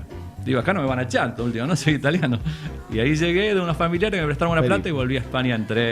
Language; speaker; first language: Spanish; native; Spanish